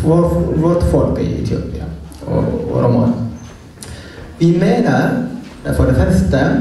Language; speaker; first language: Norwegian; non-native, fluent; Oromo